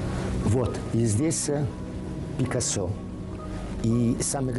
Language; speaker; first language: Russian; non-native, learner; Italian